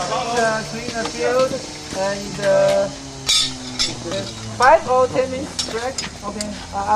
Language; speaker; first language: English; non-native, learner; Chinese